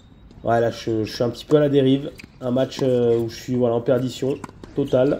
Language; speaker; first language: French; native; French